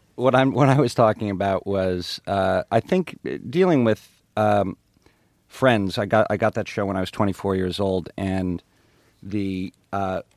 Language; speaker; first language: English; native; English